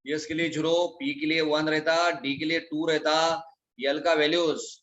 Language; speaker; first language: Hindi; non-native, local second language; Marathi